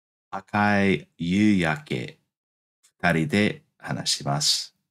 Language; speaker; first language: Japanese; non-native, learner; English